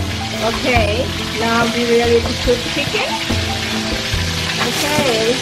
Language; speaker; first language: English; non-native, learner; Thai